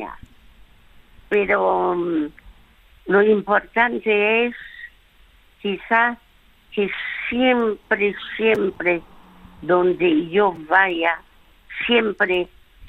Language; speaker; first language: Spanish; early bilingual, other home language; French